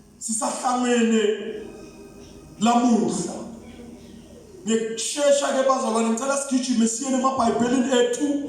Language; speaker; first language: Zulu; non-native, local second language; Swati